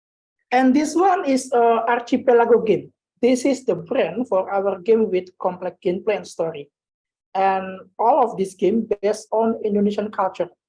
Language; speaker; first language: English; non-native, learner; Indonesian